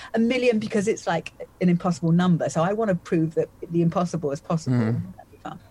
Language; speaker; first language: English; native; English